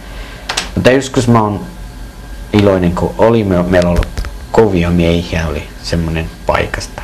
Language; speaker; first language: Finnish; non-native, learner; Persian